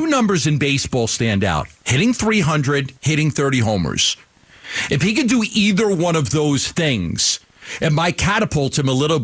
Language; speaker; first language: English; native; English